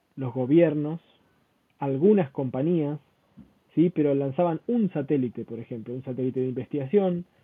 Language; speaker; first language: Spanish; native; Spanish